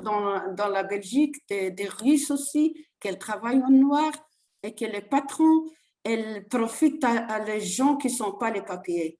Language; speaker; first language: French; non-native, learner; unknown